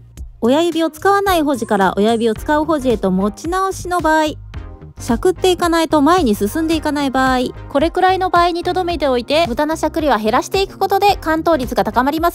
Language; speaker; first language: Japanese; native; Japanese